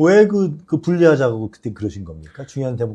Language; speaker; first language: Korean; native; Korean